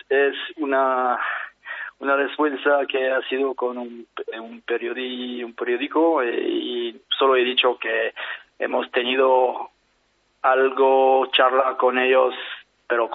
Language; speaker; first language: Spanish; non-native, fluent; French